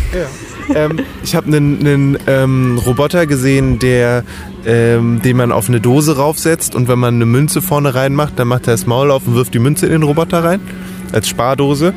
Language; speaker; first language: German; native; German